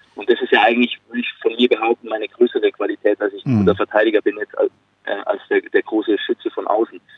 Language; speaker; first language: German; native; German